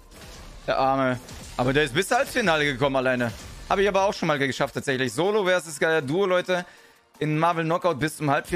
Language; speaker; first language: German; native; German